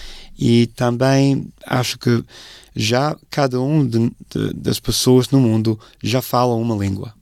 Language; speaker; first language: Portuguese; non-native, fluent; English